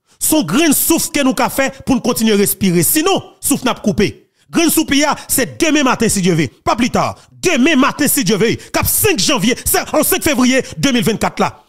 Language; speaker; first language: French; non-native, local second language; Haitian Creole